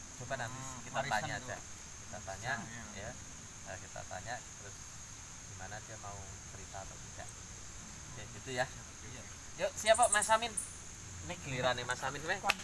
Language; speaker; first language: Indonesian; native; Indonesian